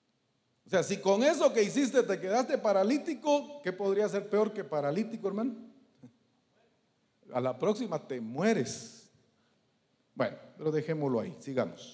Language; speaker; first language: Spanish; native; Spanish